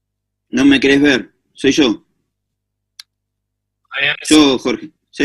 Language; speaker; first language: Spanish; native; Spanish